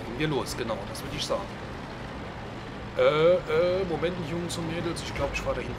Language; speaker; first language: German; native; German